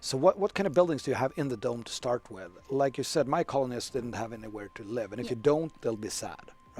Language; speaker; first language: English; non-native, fluent; Swedish